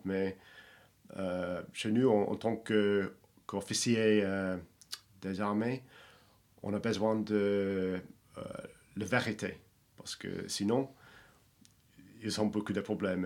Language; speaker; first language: French; non-native, fluent; English